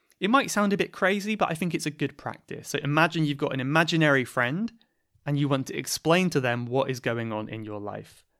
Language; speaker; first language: English; native; English